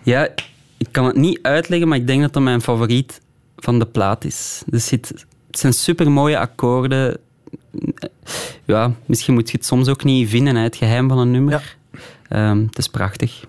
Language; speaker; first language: Dutch; native; Dutch